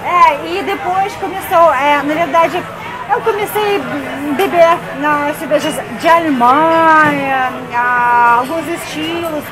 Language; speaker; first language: Portuguese; non-native, fluent; Russian